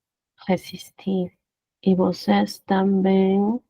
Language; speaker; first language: Portuguese; non-native, learner; Spanish